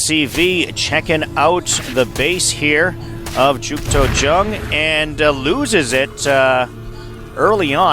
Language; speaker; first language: English; native; English